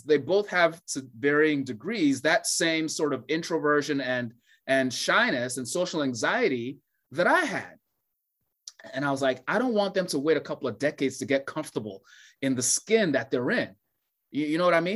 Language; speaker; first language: English; non-native, local second language; Yoruba